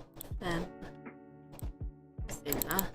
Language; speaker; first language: French; non-native, learner; English